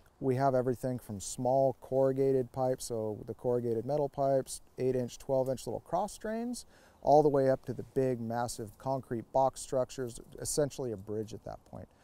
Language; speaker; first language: English; native; English